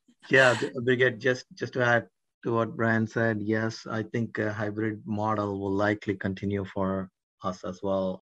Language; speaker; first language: English; non-native, local second language; Kannada